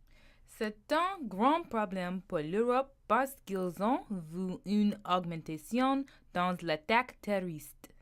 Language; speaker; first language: French; non-native, learner; English